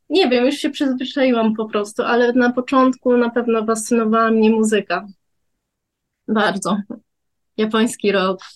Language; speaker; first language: Polish; early bilingual, heritage; Polish